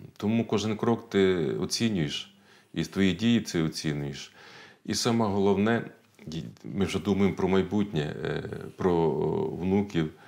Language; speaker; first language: Ukrainian; native; Ukrainian